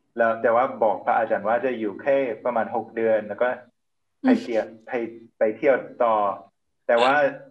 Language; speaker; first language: Thai; non-native, fluent; English